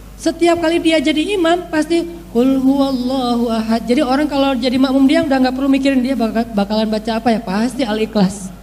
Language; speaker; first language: Indonesian; native; Indonesian